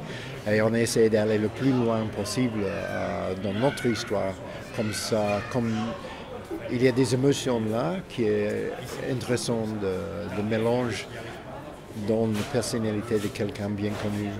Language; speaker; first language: French; non-native, fluent; English